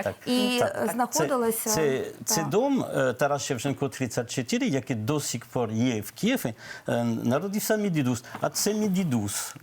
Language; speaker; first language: Ukrainian; non-native, learner; French